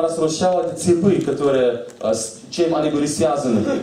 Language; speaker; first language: Russian; native; Russian